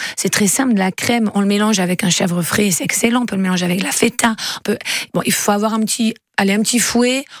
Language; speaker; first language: French; native; French